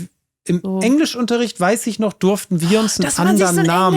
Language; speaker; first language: German; native; German